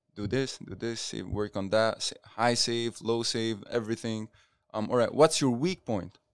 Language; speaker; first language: English; non-native, fluent; Arabic